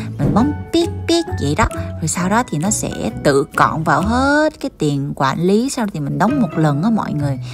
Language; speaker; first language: Vietnamese; early bilingual, heritage; Korean